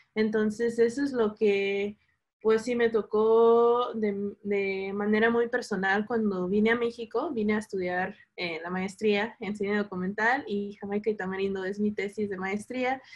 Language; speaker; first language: Spanish; early bilingual, heritage; Spanish